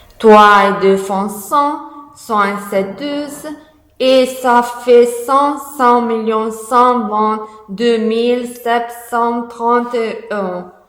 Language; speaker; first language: French; non-native, learner; Italian